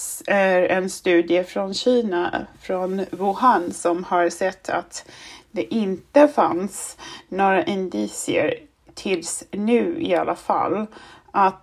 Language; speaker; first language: Swedish; non-native, fluent; German